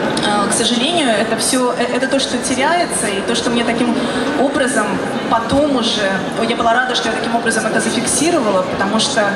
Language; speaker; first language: Russian; native; Russian